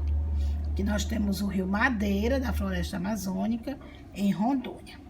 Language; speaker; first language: Portuguese; native; Portuguese